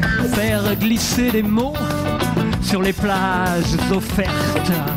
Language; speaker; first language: French; native; French